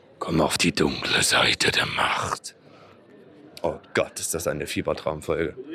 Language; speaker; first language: German; native; German